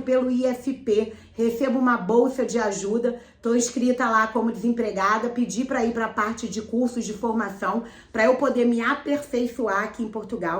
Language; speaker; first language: Portuguese; native; Portuguese